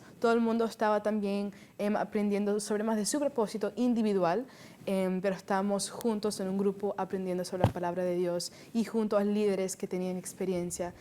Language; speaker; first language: Spanish; early bilingual, heritage; Spanish